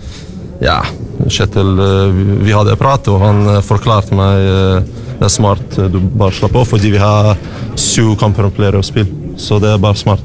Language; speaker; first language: Norwegian; non-native, learner; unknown